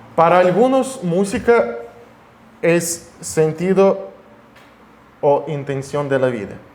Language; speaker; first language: Spanish; non-native, fluent; Russian